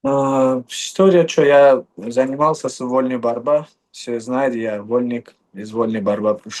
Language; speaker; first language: Russian; non-native, fluent; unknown